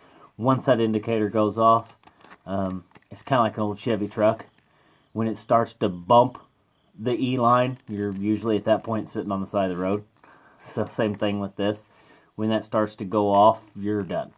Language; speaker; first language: English; native; English